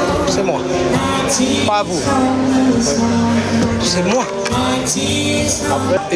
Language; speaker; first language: French; non-native, learner; Romanian